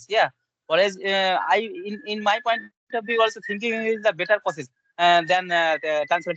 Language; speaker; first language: English; non-native, learner; Bangla